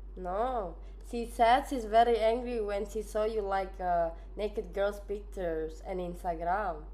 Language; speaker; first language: English; non-native, fluent; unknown